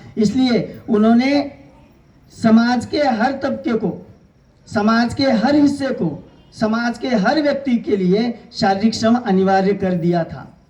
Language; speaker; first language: Hindi; non-native, local second language; Kannada